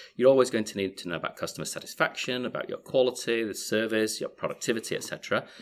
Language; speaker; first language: English; native; English